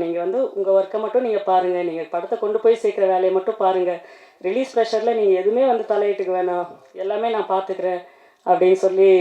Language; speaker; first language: Tamil; native; Tamil